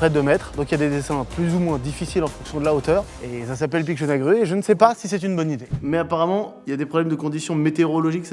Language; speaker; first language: French; native; French